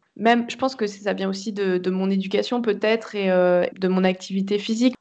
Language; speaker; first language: French; native; French